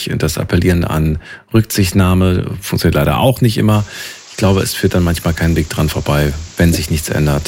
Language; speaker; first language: German; native; German